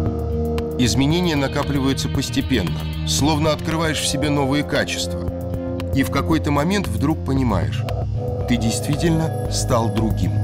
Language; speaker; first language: Russian; native; Russian